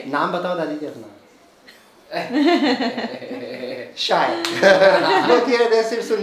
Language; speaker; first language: Spanish; non-native, learner; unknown